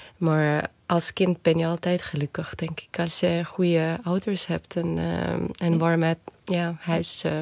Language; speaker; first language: Dutch; non-native, fluent; Estonian